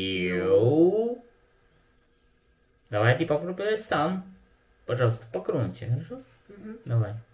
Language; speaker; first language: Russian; non-native, learner; Chinese